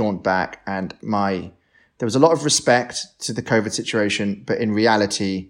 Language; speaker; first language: English; native; English